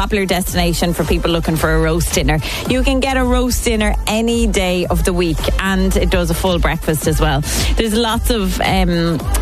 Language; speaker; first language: English; native; English